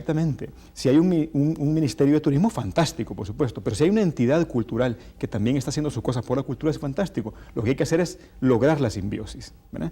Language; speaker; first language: Spanish; native; Spanish